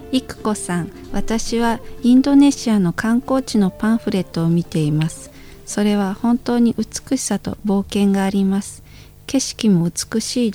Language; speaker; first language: Japanese; non-native, fluent; Indonesian